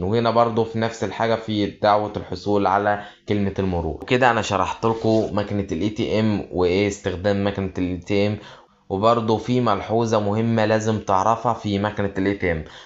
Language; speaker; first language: Arabic; native; Arabic